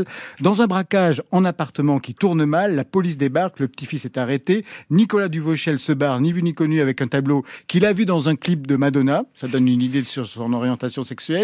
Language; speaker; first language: French; native; French